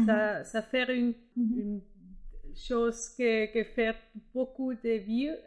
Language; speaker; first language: French; non-native, fluent; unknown